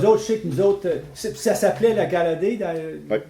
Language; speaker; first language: French; native; French